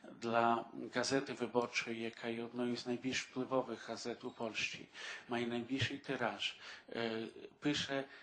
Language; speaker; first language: Polish; non-native, local second language; Ukrainian